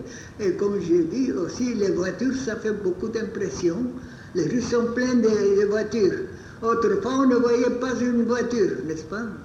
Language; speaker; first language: French; non-native, fluent; Bulgarian